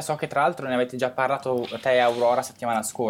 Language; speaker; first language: Italian; native; Italian